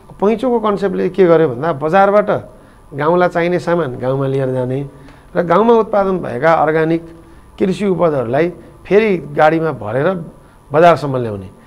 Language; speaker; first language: Nepali; native; Nepali